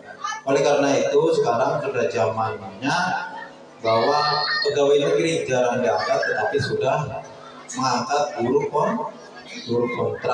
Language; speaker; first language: Indonesian; non-native, local second language; Banjar